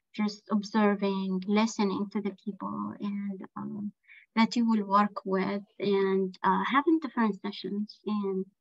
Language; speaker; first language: English; non-native, fluent; Arabic